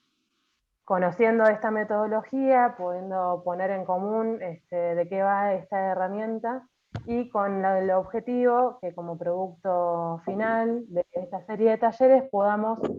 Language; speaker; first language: Spanish; native; Spanish